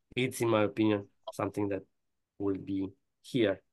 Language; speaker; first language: English; non-native, fluent; Romanian